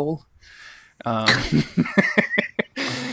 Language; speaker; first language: English; native; English